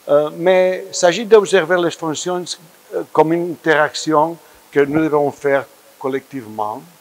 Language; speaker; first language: French; non-native, fluent; Spanish